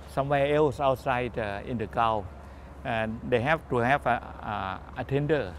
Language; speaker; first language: English; non-native, learner; Thai